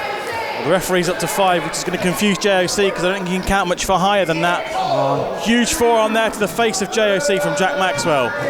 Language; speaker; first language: English; native; English